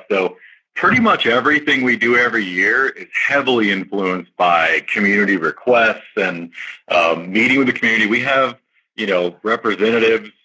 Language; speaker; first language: English; native; English